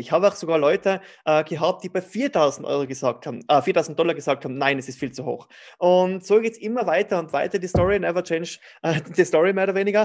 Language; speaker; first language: German; native; German